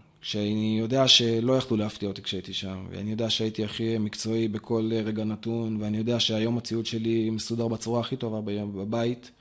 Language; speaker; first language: Hebrew; native; Hebrew